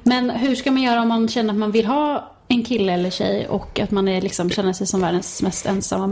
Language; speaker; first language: Swedish; native; Swedish